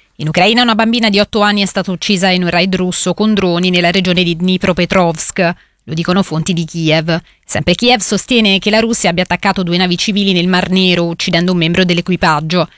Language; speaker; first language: Italian; native; Italian